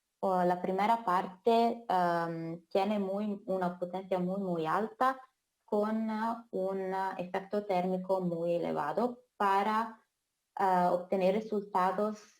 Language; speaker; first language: Spanish; non-native, fluent; Italian